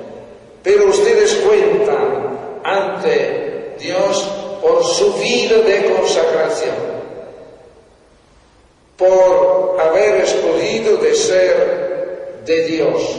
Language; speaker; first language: Spanish; non-native, fluent; Italian